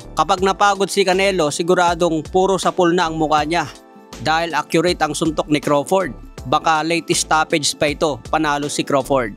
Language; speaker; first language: Filipino; native; Filipino